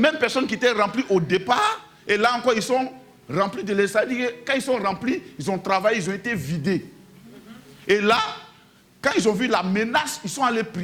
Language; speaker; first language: French; native; French